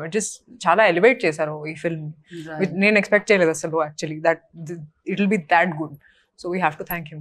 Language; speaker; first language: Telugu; non-native, local second language; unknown